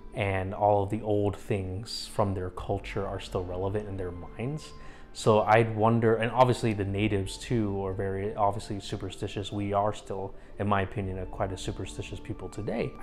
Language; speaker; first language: English; native; English